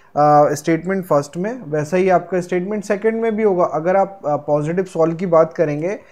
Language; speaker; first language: Hindi; native; Hindi